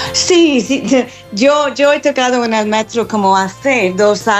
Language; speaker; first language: Spanish; non-native, fluent; English